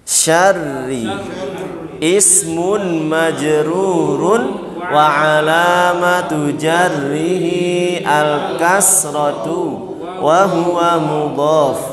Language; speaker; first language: Arabic; non-native, fluent; Indonesian